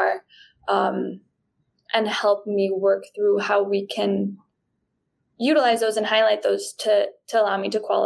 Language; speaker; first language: English; non-native, fluent; Spanish